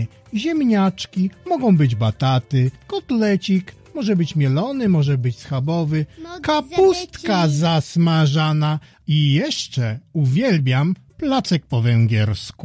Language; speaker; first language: Polish; native; Polish